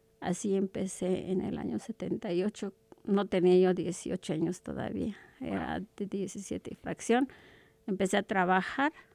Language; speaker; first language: Spanish; non-native, local second language; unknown